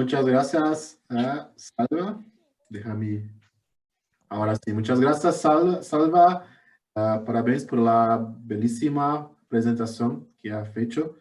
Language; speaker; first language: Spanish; non-native, learner; Portuguese